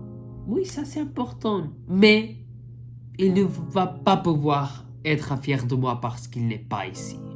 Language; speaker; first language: French; non-native, fluent; Spanish